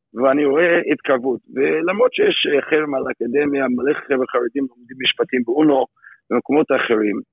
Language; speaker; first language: Hebrew; non-native, fluent; English